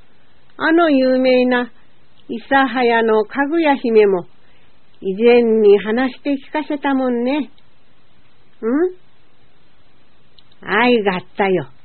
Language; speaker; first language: Japanese; native; Japanese